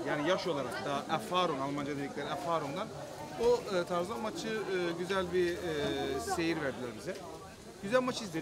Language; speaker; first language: Turkish; early bilingual, other home language; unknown